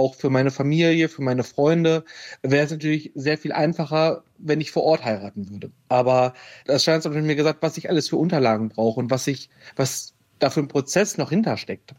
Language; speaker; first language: German; native; German